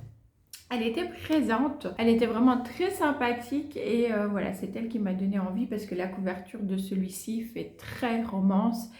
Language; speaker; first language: French; native; French